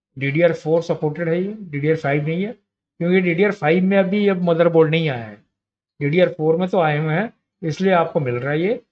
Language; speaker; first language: Hindi; native; Hindi